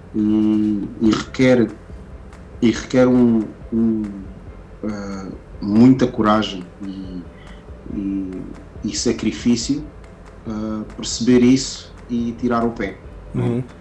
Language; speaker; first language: Portuguese; native; Portuguese